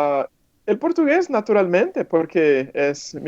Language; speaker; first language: Spanish; non-native, fluent; Portuguese